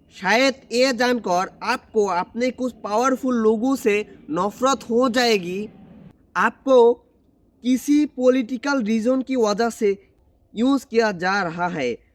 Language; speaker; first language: Hindi; non-native, learner; Bangla